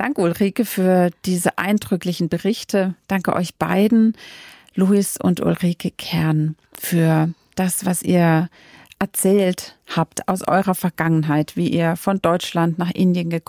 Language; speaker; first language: German; native; German